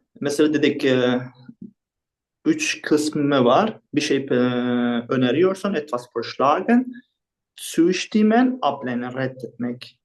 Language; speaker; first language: Turkish; non-native, fluent; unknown